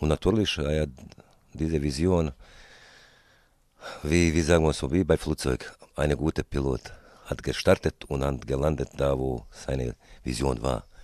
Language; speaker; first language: German; non-native, fluent; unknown